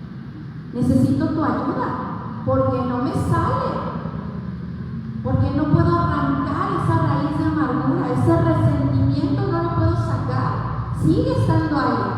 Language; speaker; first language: Spanish; native; Spanish